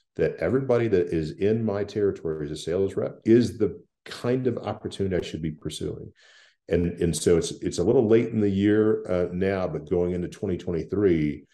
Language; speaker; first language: English; native; English